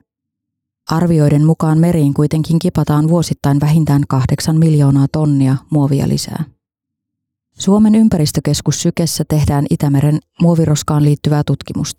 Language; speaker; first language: Finnish; native; Finnish